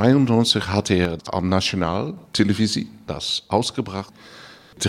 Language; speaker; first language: German; non-native, learner; Dutch